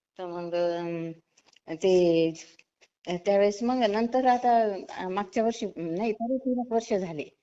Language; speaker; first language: Marathi; native; Marathi